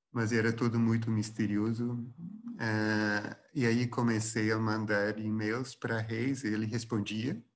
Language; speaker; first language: Portuguese; non-native, fluent; Dutch